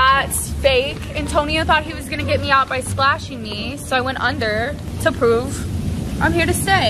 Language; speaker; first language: English; native; English